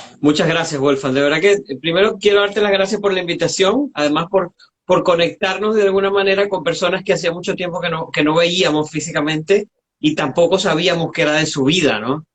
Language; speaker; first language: Spanish; native; Spanish